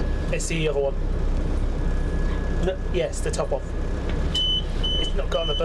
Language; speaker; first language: English; native; English